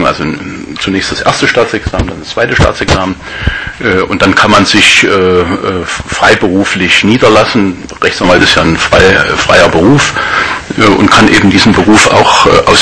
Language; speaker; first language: German; native; German